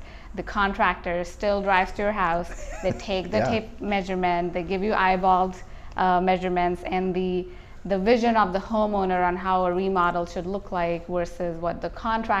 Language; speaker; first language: English; non-native, local second language; Hindi